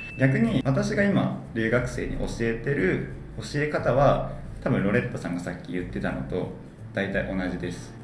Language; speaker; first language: Japanese; native; Japanese